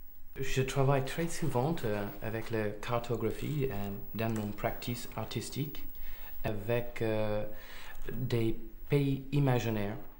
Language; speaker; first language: French; non-native, fluent; English